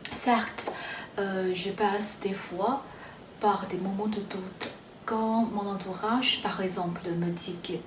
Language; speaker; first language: French; non-native, fluent; Chinese